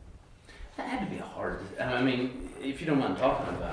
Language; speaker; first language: English; native; English